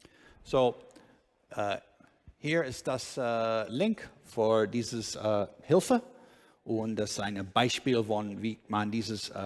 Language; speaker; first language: German; non-native, learner; English